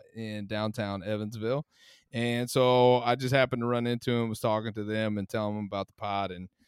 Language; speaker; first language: English; native; English